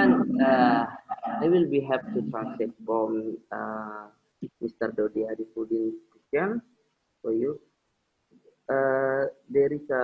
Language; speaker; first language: English; non-native, learner; Indonesian